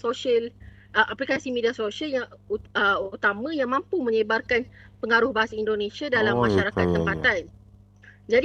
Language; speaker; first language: Malay; native; Malay